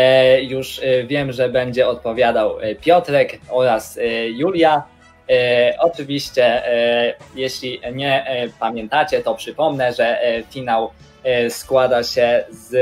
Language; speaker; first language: Polish; native; Polish